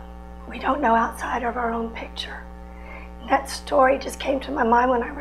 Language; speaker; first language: English; native; English